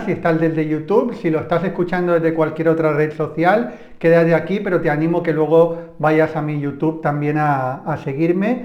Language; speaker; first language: Spanish; native; Spanish